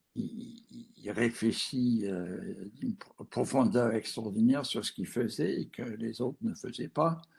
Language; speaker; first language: French; non-native, fluent; English